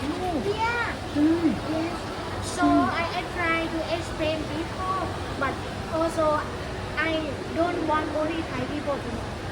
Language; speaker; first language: English; non-native, learner; Thai